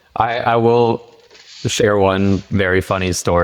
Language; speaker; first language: English; native; English